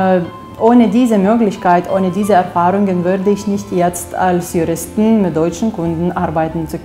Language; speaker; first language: German; non-native, fluent; Lithuanian